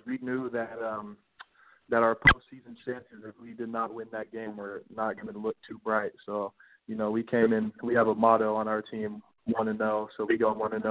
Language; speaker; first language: English; native; English